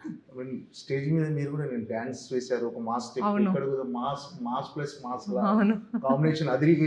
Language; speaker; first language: Telugu; native; Telugu